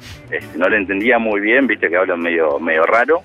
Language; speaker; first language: Spanish; native; Spanish